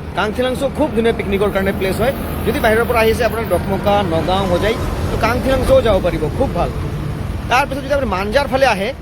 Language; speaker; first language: Assamese; non-native, local second language; Bangla